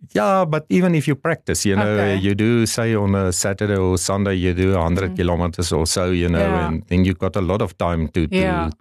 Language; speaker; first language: English; non-native, local second language; Afrikaans